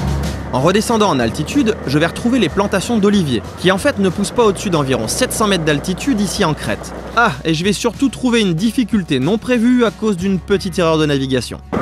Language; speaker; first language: French; native; French